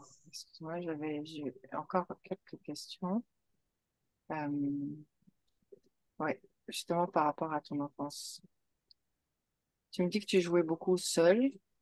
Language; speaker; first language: French; native; French